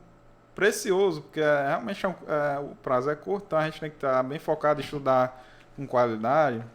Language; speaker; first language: Portuguese; native; Portuguese